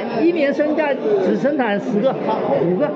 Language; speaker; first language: Chinese; native; Chinese